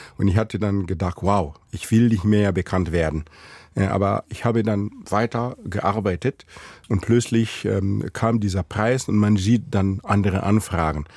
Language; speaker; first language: German; non-native, fluent; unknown